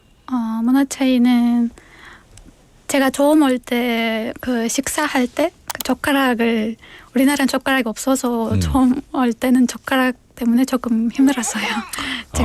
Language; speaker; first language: Korean; non-native, fluent; Kyrgyz